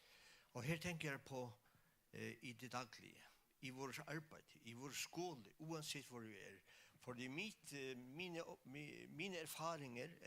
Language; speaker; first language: Danish; non-native, local second language; Faroese